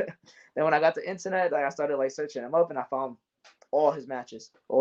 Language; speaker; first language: English; native; English